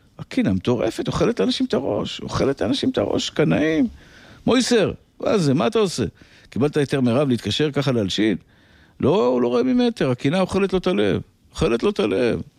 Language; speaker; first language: Hebrew; native; Hebrew